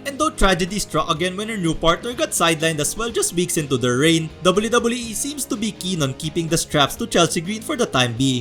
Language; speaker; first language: English; native; English